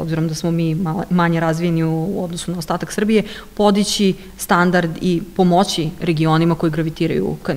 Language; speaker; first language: Serbian; native; Serbian